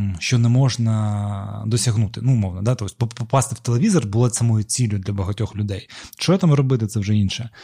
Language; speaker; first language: Ukrainian; non-native, local second language; Russian